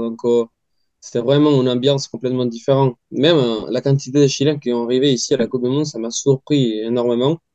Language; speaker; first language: French; non-native, fluent; Spanish